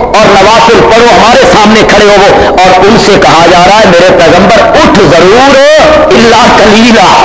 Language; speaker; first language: Urdu; non-native, local second language; Punjabi